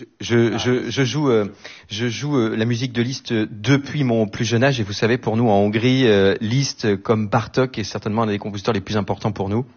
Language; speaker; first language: French; native; French